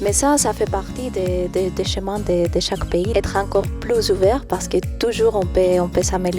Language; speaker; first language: French; non-native, fluent; Greek